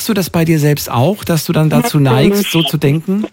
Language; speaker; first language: German; native; German